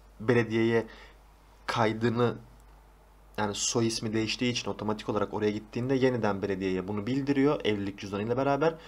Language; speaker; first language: Turkish; native; Turkish